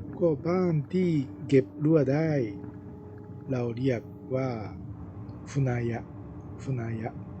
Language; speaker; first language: Thai; non-native, fluent; Japanese